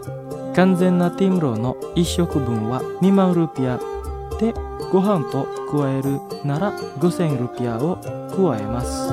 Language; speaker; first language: Japanese; non-native, fluent; Indonesian